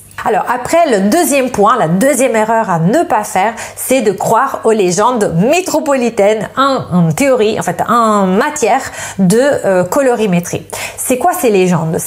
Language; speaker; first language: French; non-native, fluent; Italian